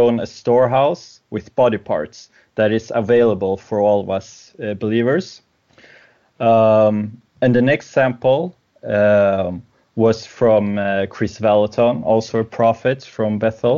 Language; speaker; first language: English; non-native, fluent; Swedish